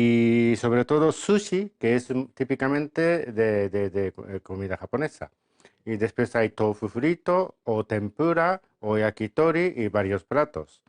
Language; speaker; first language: Spanish; non-native, fluent; Japanese